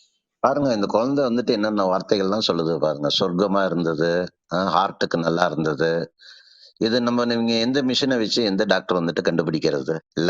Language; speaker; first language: Tamil; native; Tamil